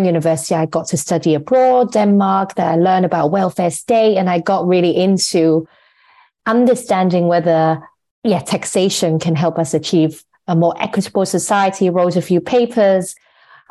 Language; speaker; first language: English; non-native, local second language; Cantonese